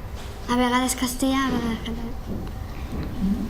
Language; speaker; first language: Catalan; non-native, local second language; Spanish